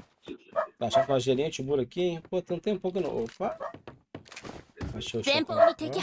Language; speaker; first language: Portuguese; native; Portuguese